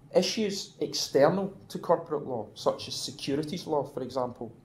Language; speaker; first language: English; native; English